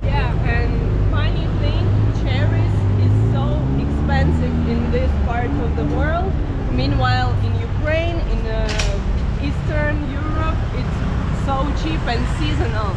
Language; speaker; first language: English; non-native, fluent; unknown